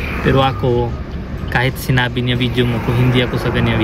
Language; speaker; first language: Filipino; non-native, learner; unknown